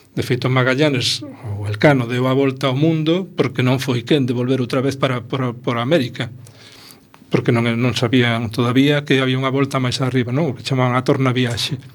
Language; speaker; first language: Galician; non-native, local second language; Spanish